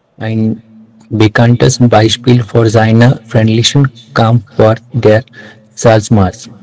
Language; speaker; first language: German; non-native, learner; Marathi